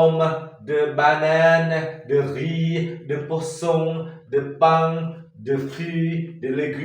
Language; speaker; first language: French; non-native, fluent; Khmer